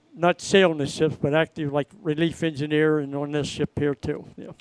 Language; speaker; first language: English; native; English